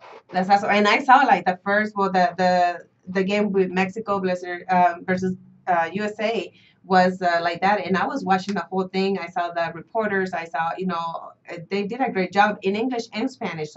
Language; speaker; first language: English; early bilingual, other home language; Spanish